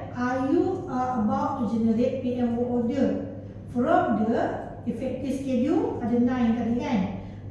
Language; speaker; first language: English; non-native, local second language; Malay